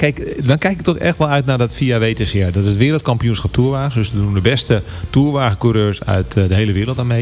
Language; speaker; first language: Dutch; native; Dutch